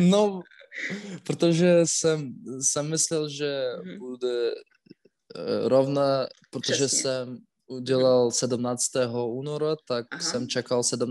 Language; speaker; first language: Czech; non-native, learner; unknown